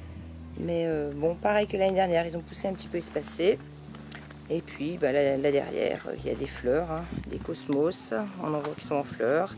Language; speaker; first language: French; native; French